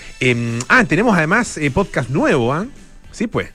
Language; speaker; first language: Spanish; native; Spanish